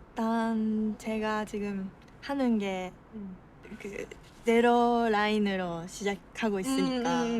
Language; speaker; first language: Korean; non-native, fluent; Japanese